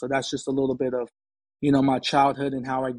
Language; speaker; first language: English; native; English